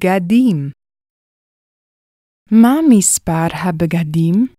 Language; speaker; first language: Hebrew; non-native, fluent; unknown